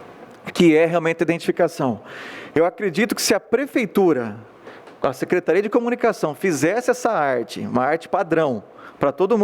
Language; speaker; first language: Portuguese; native; Portuguese